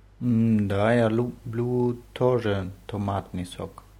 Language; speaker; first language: Russian; non-native, learner; German